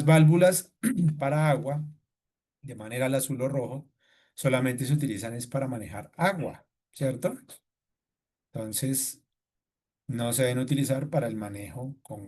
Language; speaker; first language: Spanish; native; Spanish